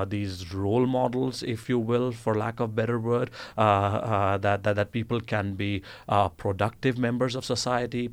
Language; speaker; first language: English; non-native, local second language; Gujarati